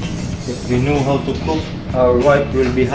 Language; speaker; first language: English; non-native, local second language; Filipino